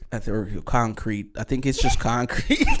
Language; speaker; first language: English; native; English